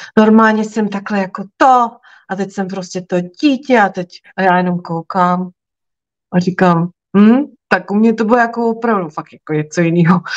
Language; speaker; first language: Czech; native; Czech